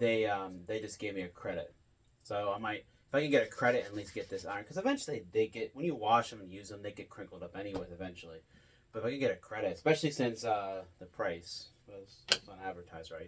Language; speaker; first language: English; native; English